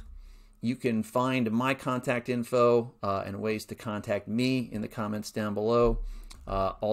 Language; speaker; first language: English; native; English